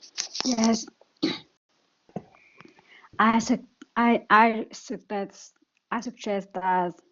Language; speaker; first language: English; non-native, learner; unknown